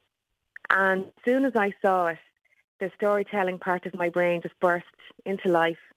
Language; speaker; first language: English; native; English